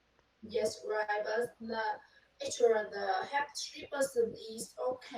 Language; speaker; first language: English; non-native, learner; Vietnamese